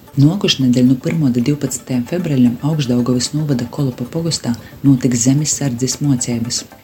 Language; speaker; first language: Latvian; native; Latvian